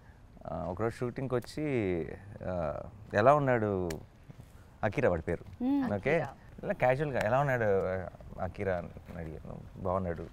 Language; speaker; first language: Telugu; native; Telugu